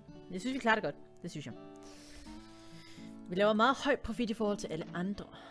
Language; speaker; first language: Danish; native; Danish